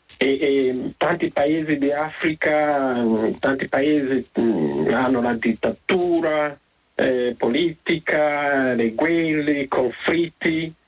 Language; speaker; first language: Italian; non-native, fluent; Kinyarwanda